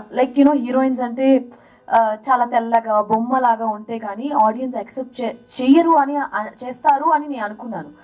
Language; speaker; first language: Telugu; early bilingual, heritage; Telugu